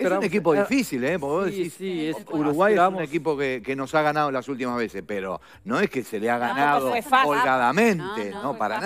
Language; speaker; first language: Spanish; native; Spanish